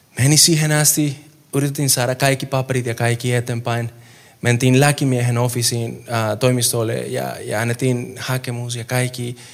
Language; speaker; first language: Finnish; non-native, fluent; Spanish